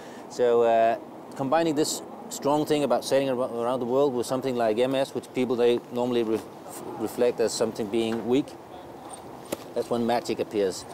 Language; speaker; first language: English; non-native, fluent; Danish